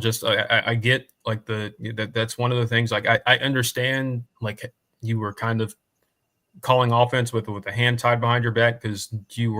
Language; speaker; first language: English; native; English